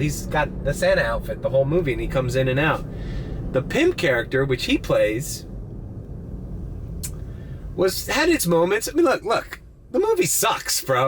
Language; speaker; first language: English; early bilingual, other home language; Spanish